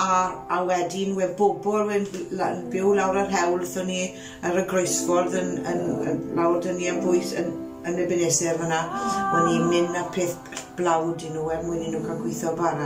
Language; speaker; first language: Welsh; native; Welsh